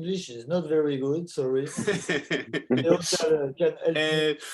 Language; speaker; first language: English; non-native, learner; French